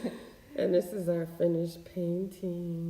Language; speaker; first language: English; native; English